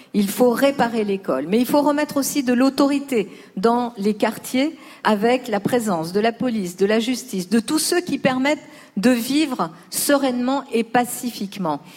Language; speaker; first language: French; early bilingual, other home language; Spanish